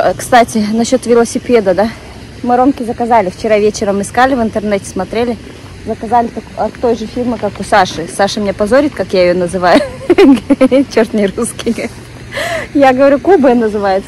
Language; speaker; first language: Russian; native; Russian